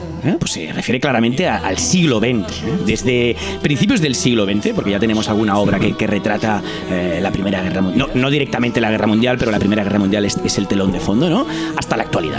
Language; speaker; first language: Spanish; non-native, local second language; Catalan